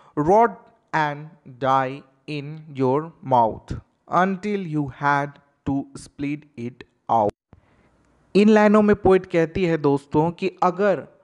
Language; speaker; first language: Hindi; native; Hindi